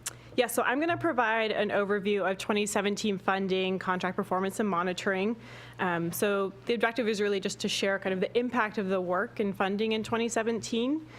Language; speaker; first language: English; native; English